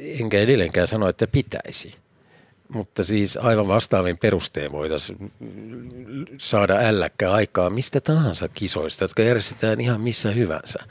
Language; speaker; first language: Finnish; native; Finnish